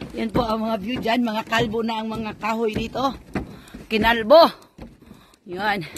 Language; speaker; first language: Filipino; non-native, local second language; Cebuano